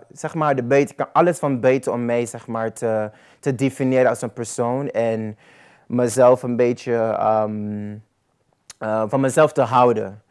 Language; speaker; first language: Dutch; non-native, local second language; Papiamento